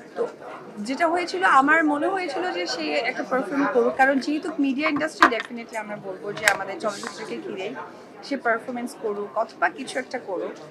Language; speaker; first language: Bangla; native; Bangla